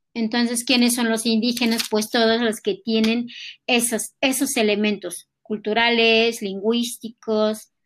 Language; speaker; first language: Spanish; non-native, local second language; Nahuatl languages